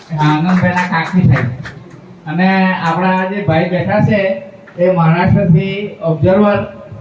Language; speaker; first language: Gujarati; native; Gujarati